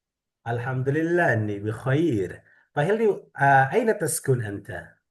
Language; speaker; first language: Arabic; non-native, fluent; Indonesian